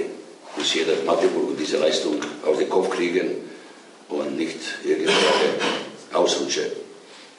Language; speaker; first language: German; non-native, fluent; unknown